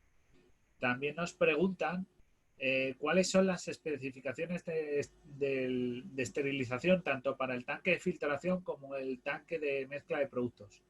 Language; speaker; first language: Spanish; native; Spanish